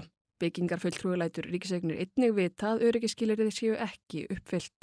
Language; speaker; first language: Icelandic; native; Icelandic